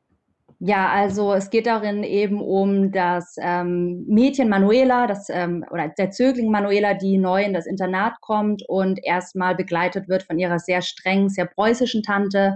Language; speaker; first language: German; native; German